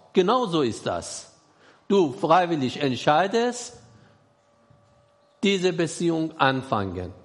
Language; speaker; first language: German; non-native, learner; Persian